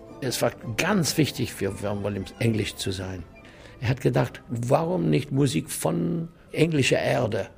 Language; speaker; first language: German; non-native, learner; English